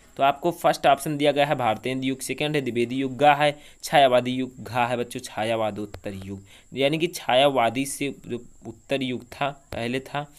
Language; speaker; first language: Hindi; native; Hindi